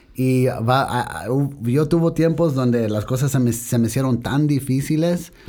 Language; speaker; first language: Spanish; early bilingual, heritage; Spanish